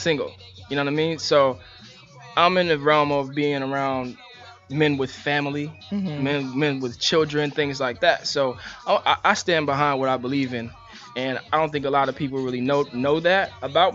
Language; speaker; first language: English; native; English